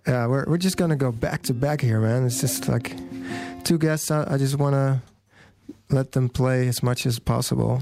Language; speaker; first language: English; non-native, fluent; Dutch